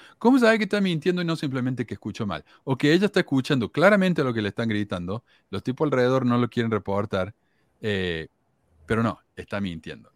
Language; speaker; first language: Spanish; native; Spanish